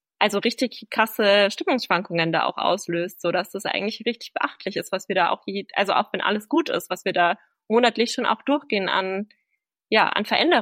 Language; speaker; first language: German; native; German